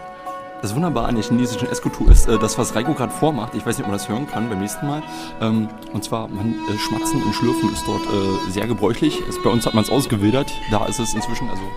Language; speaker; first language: German; native; German